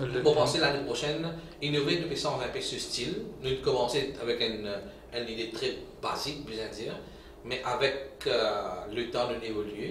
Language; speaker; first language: French; non-native, local second language; Morisyen